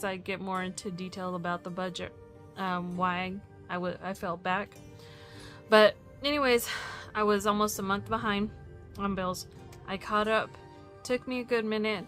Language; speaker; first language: English; native; English